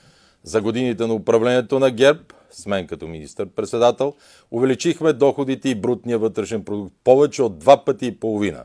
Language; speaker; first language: Bulgarian; native; Bulgarian